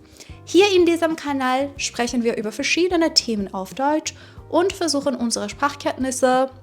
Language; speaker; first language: German; non-native, fluent; Persian